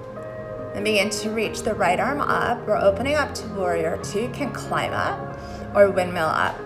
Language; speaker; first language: English; native; English